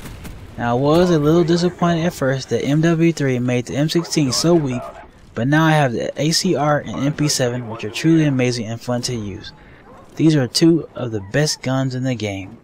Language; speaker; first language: English; native; English